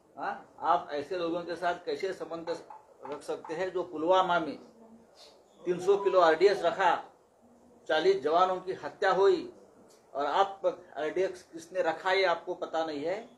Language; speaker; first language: Hindi; non-native, local second language; Marathi